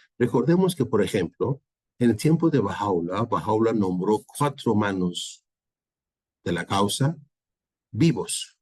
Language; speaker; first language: Spanish; non-native, fluent; Persian